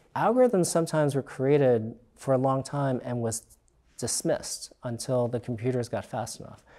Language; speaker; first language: English; native; English